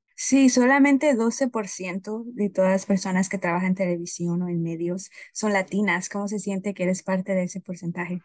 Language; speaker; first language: Spanish; early bilingual, heritage; Spanish